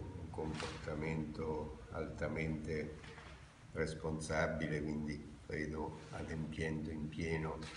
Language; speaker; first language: Italian; native; Italian